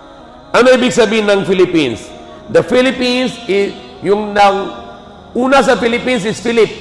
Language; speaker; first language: Filipino; non-native, fluent; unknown